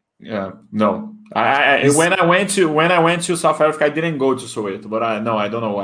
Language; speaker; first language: English; non-native, fluent; Portuguese